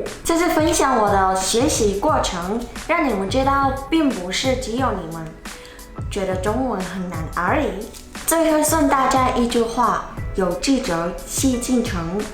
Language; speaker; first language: Chinese; non-native, fluent; Mongolian